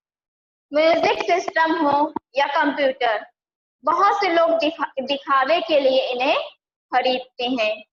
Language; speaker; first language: Hindi; native; Hindi